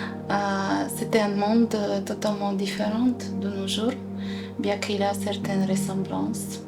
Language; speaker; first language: French; non-native, fluent; Bulgarian